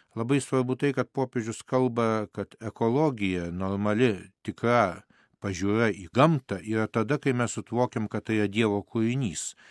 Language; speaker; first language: Lithuanian; native; Lithuanian